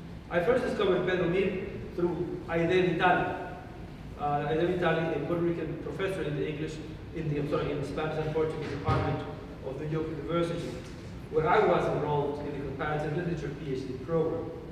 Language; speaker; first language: English; non-native, fluent; Spanish